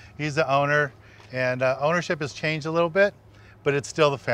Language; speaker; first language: English; native; English